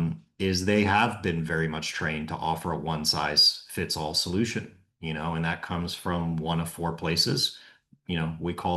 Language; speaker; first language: English; native; English